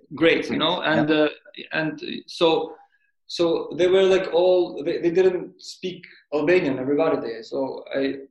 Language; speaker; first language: English; non-native, fluent; Albanian